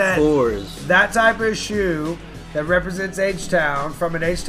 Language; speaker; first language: English; native; English